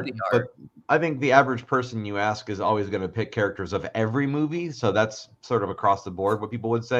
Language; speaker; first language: English; native; English